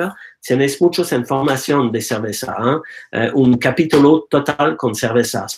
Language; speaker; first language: Spanish; non-native, learner; French